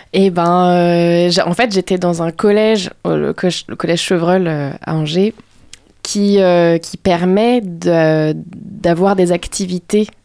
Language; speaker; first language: French; native; French